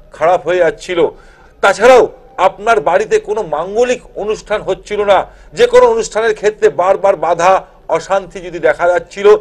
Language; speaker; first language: Bangla; native; Bangla